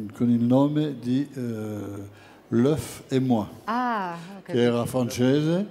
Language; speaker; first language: Italian; non-native, fluent; French